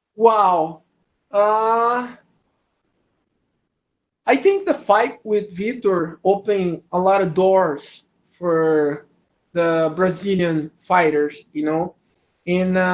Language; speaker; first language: English; non-native, learner; Portuguese